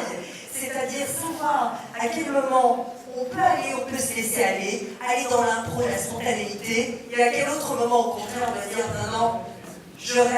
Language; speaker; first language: French; native; French